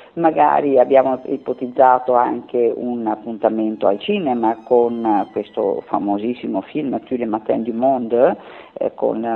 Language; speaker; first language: Italian; native; Italian